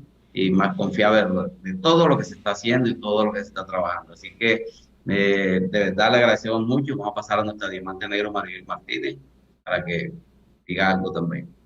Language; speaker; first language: Spanish; native; Spanish